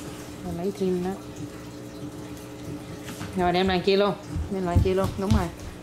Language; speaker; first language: Vietnamese; native; Vietnamese